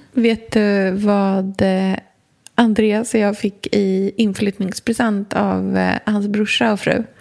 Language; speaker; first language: Swedish; native; Swedish